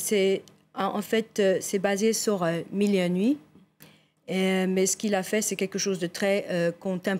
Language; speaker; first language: French; non-native, local second language; English